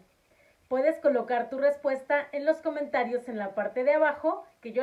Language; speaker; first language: Spanish; native; Spanish